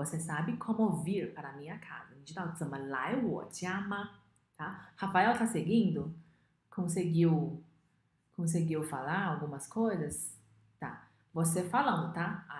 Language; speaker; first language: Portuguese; non-native, fluent; Chinese